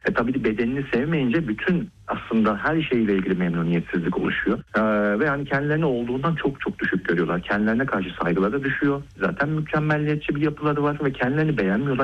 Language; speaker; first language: Turkish; native; Turkish